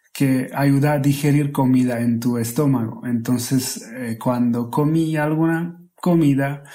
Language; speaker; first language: Spanish; non-native, fluent; Slovak